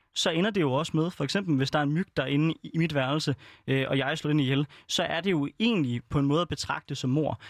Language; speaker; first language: Danish; native; Danish